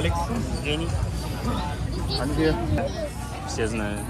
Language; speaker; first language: Russian; native; Russian